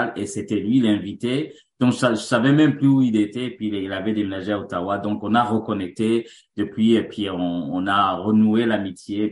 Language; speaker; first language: French; non-native, local second language; Rundi